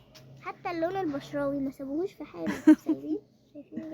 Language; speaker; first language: Arabic; native; Arabic